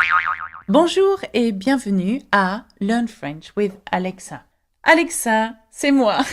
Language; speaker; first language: French; non-native, fluent; English